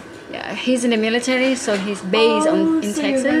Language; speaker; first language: English; non-native, fluent; Indonesian